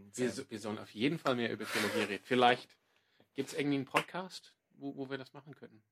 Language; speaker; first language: German; non-native, fluent; English